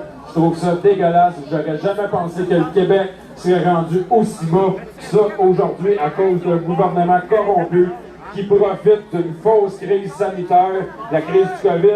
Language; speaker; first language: French; native; French